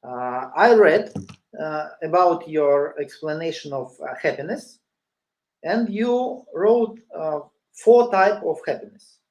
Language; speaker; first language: English; non-native, learner; Russian